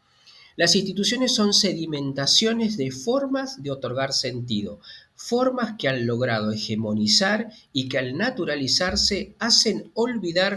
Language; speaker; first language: Spanish; native; Spanish